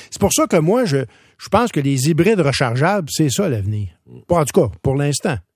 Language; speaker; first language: French; native; French